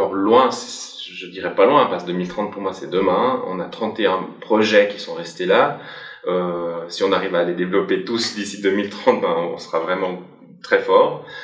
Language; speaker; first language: French; native; French